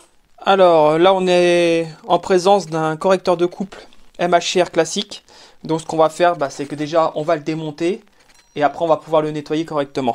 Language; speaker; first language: French; native; French